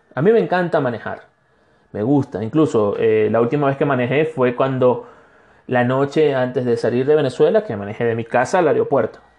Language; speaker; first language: Spanish; native; Spanish